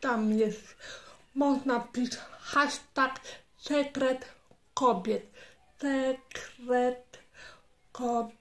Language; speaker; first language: Polish; non-native, learner; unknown